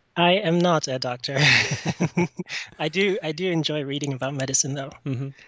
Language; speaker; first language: English; non-native, fluent; French